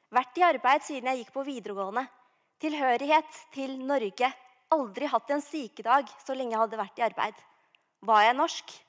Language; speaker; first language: Norwegian; native; Norwegian